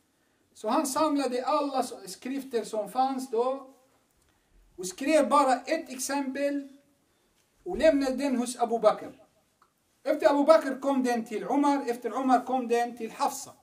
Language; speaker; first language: Swedish; non-native, fluent; Arabic